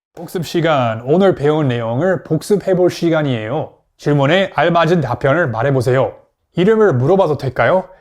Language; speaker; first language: Korean; non-native, fluent; English